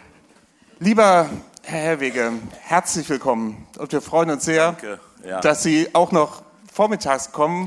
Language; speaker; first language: German; native; German